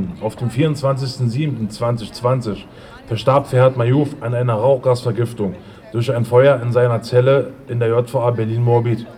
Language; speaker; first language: German; native; German